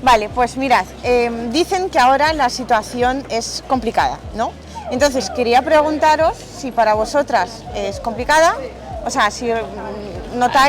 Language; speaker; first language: Spanish; non-native, fluent; Russian